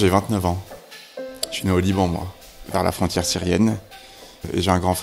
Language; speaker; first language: French; native; French